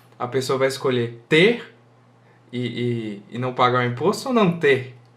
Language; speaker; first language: Portuguese; native; Portuguese